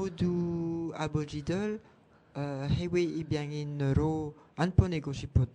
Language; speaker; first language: Korean; non-native, learner; French